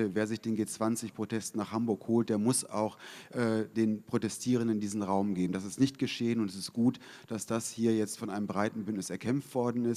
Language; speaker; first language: German; native; German